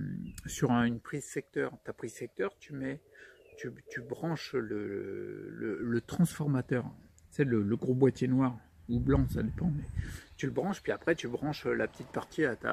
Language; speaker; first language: French; native; French